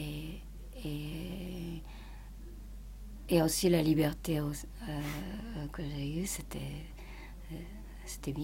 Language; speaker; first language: French; non-native, fluent; Japanese